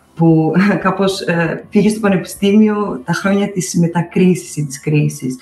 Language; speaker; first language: Greek; early bilingual, other home language; Albanian